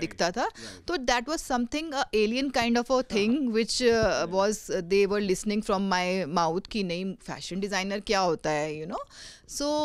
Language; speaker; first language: Hindi; native; Hindi